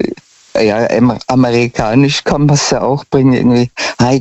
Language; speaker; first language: German; native; German